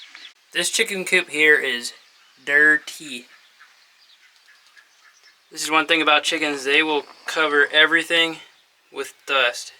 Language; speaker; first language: English; native; English